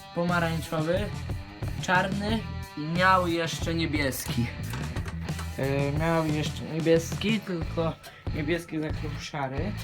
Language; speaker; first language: Polish; native; Polish